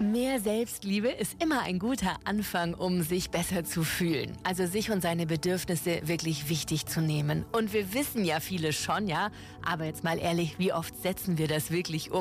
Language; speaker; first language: German; native; German